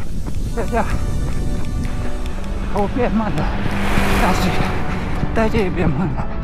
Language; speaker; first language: Chinese; non-native, learner; Japanese